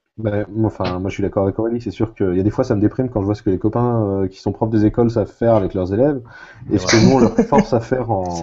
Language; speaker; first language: French; native; French